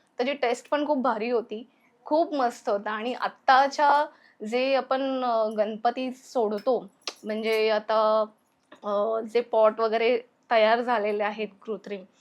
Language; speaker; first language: Marathi; native; Marathi